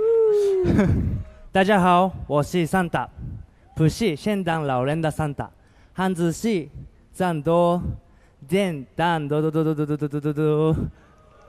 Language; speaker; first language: Chinese; non-native, learner; Japanese